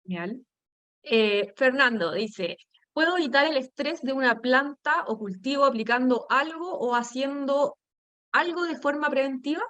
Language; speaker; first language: Spanish; native; Spanish